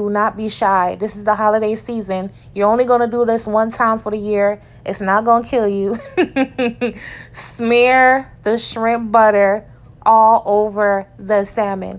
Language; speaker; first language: English; native; English